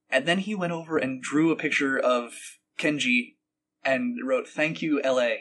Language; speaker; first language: English; native; English